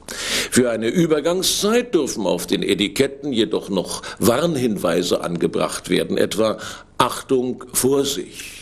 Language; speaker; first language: German; native; German